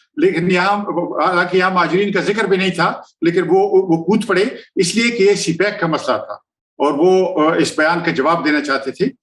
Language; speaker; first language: Urdu; non-native, local second language; Pashto